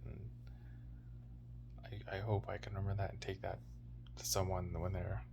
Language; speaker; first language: English; native; English